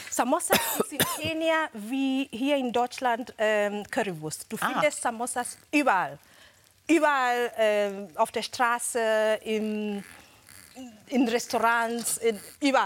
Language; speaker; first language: German; non-native, fluent; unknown